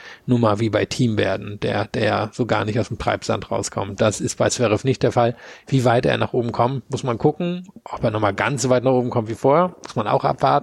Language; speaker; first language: German; native; German